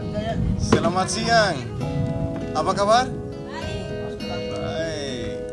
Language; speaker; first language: Indonesian; non-native, learner; Danish